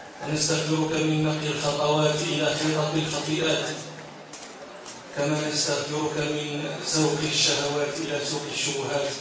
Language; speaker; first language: Arabic; native; Arabic